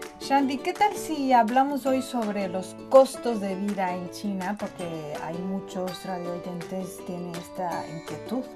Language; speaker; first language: Spanish; non-native, fluent; Chinese